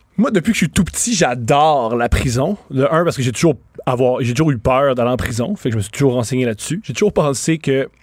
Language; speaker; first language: French; native; French